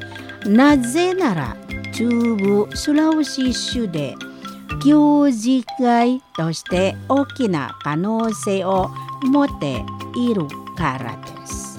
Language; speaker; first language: Japanese; non-native, learner; Indonesian